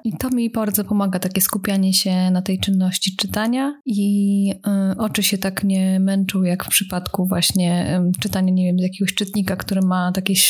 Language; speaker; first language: Polish; native; Polish